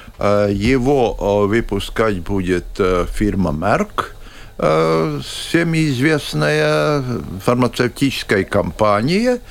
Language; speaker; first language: Russian; non-native, local second language; Latvian